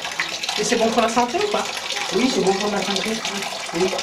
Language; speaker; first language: French; non-native, local second language; Malagasy